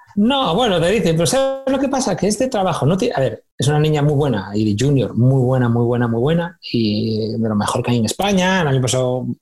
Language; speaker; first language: Spanish; native; Spanish